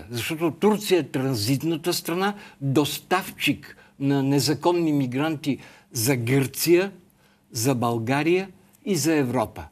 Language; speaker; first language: Bulgarian; native; Bulgarian